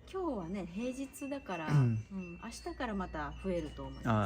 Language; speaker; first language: Japanese; native; Japanese